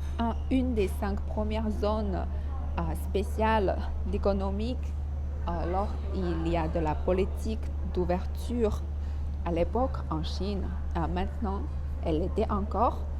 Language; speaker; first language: French; non-native, fluent; Chinese